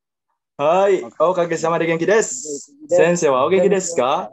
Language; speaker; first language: Japanese; non-native, learner; Indonesian